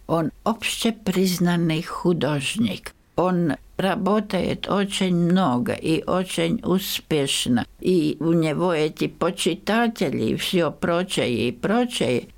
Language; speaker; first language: Russian; non-native, local second language; Latvian